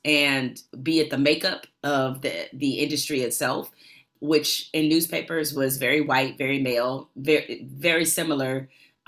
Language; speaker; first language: English; native; English